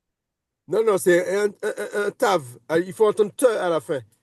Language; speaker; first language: French; native; French